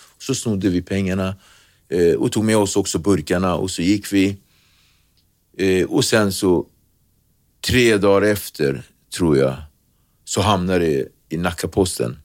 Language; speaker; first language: Swedish; early bilingual, other home language; Kabuverdianu